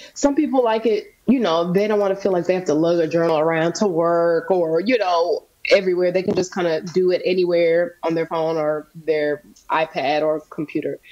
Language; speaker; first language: English; native; English